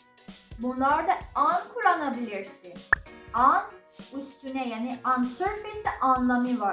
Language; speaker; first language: Turkish; non-native, learner; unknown